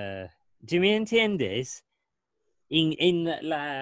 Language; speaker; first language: Spanish; non-native, learner; English